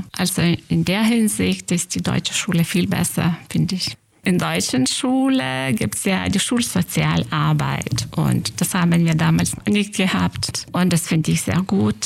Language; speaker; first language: German; non-native, fluent; Lithuanian